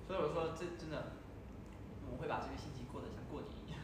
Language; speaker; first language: Chinese; native; Chinese